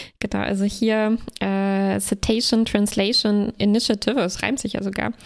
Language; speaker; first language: German; native; German